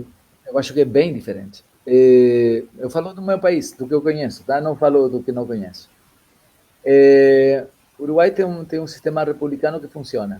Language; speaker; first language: Portuguese; non-native, fluent; Spanish